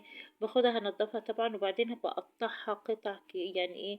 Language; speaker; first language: Arabic; native; Arabic